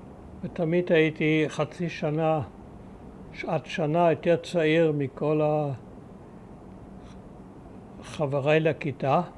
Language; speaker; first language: Hebrew; early bilingual, other home language; German